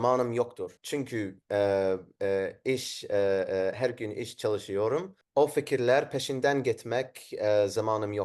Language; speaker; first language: Turkish; non-native, learner; Arabic